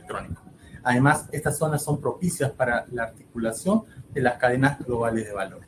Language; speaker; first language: Spanish; native; Spanish